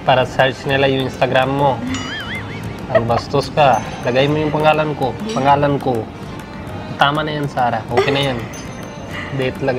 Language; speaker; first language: Filipino; non-native, learner; Punjabi